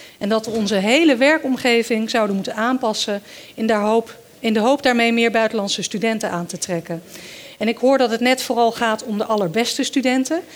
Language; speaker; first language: Dutch; early bilingual, other home language; Danish